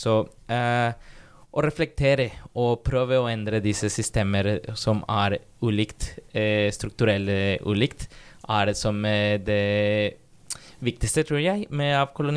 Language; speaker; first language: Norwegian; non-native, fluent; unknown